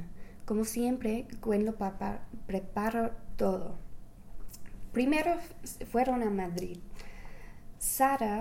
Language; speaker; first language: Spanish; non-native, fluent; English